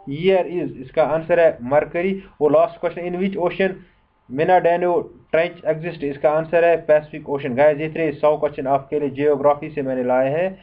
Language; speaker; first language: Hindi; non-native, local second language; Kashmiri